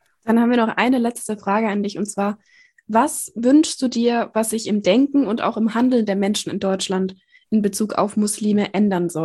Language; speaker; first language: German; native; German